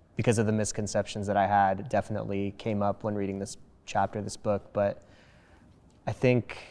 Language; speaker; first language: English; early bilingual, other home language; Spanish